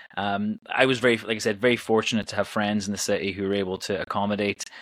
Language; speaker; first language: English; native; English